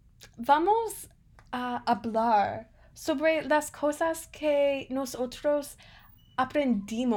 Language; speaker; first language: Spanish; non-native, learner; English